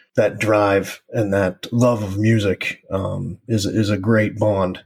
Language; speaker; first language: English; native; English